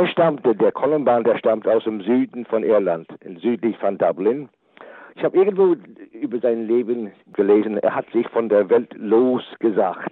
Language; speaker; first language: German; non-native, fluent; English